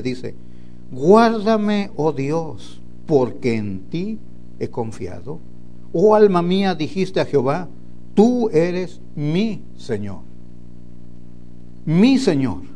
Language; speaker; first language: Spanish; native; Spanish